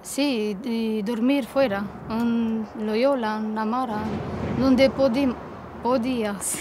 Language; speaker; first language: Spanish; non-native, learner; Romanian